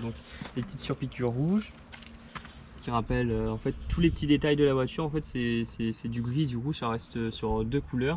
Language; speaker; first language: French; native; French